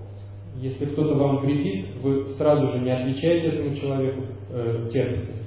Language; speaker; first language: Russian; native; Russian